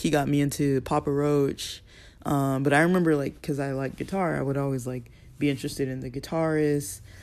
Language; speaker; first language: English; native; English